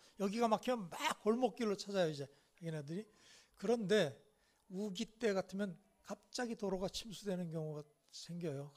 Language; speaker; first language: Korean; native; Korean